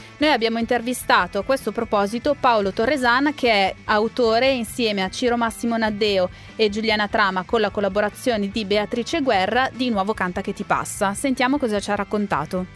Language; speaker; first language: Italian; native; Italian